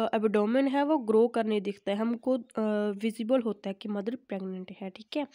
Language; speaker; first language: Hindi; non-native, local second language; Punjabi